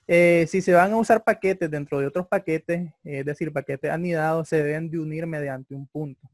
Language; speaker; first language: Spanish; native; Spanish